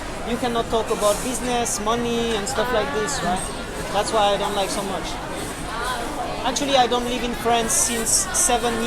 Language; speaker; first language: English; non-native, learner; French